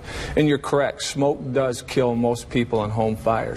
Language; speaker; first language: English; native; English